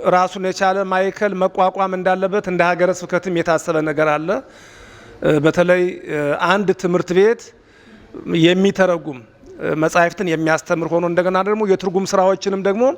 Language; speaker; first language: Amharic; non-native, local second language; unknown